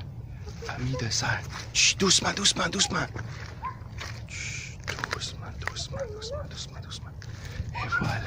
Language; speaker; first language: French; native; French